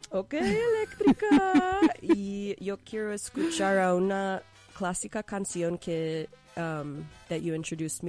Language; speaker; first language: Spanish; non-native, fluent; English